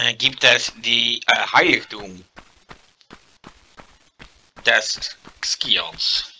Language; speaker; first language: German; non-native, learner; Dutch